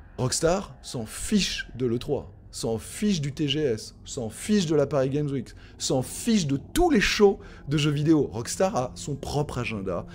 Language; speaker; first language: French; native; French